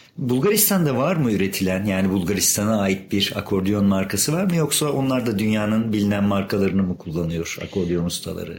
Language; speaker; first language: Turkish; native; Turkish